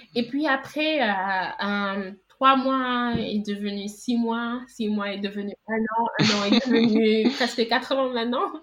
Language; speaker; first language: French; non-native, local second language; Wolof